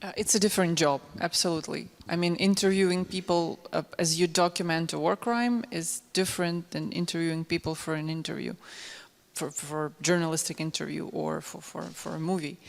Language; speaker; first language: English; non-native, fluent; Ukrainian